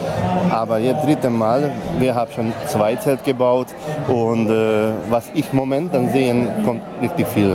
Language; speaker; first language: German; non-native, local second language; Hungarian